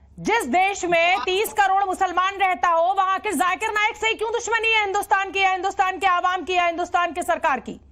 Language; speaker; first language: Hindi; native; Hindi